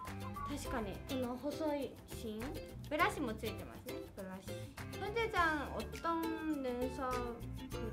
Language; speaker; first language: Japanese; non-native, fluent; Korean